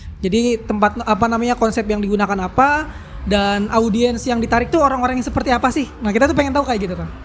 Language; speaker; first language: Indonesian; native; Indonesian